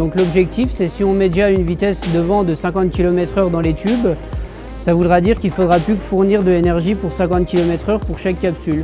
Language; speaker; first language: French; native; French